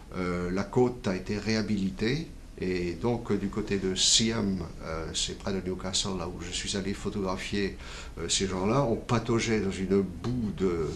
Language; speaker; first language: French; native; French